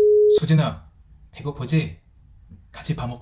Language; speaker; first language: Korean; non-native, fluent; Filipino